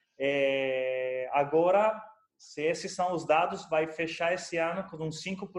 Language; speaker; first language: Portuguese; non-native, fluent; Italian